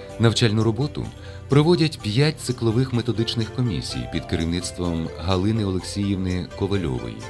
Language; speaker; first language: Ukrainian; native; Ukrainian